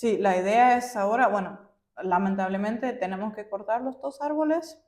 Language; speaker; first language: Spanish; non-native, fluent; German